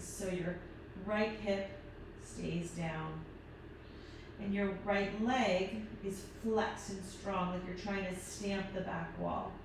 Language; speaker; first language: English; native; English